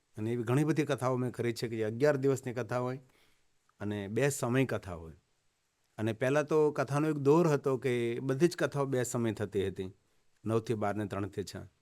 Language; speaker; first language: Gujarati; native; Gujarati